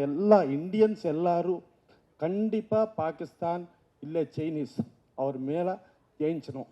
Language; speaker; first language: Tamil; non-native, learner; Telugu